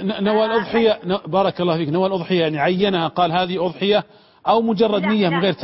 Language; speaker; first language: Arabic; native; Arabic